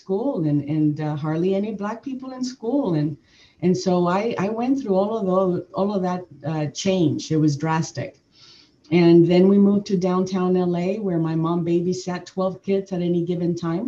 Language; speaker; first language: English; early bilingual, other home language; Spanish